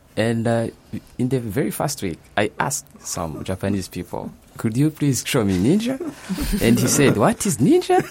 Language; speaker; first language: English; non-native, local second language; Kinyarwanda